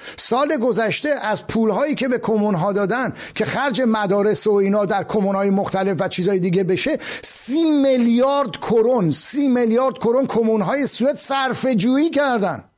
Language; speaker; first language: Persian; native; Persian